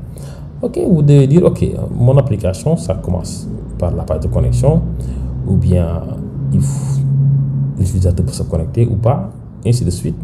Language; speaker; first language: French; non-native, local second language; Wolof